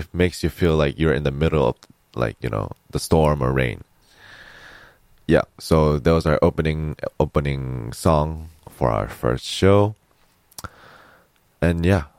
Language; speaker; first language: English; non-native, fluent; Korean